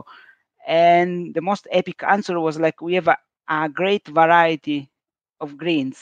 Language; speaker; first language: English; non-native, fluent; Italian